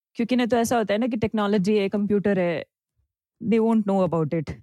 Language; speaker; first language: Hindi; non-native, local second language; Marathi